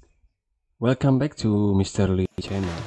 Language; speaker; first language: English; non-native, fluent; Indonesian